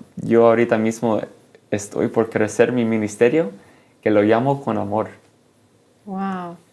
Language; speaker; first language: Spanish; early bilingual, heritage; Spanish